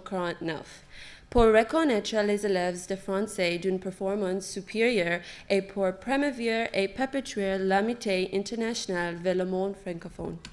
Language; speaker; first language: French; non-native, learner; English